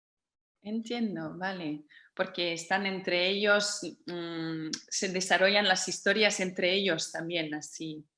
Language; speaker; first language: Spanish; non-native, fluent; Dutch